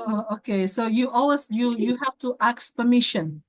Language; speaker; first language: English; non-native, fluent; Indonesian